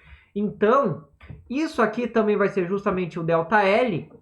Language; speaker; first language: Portuguese; native; Portuguese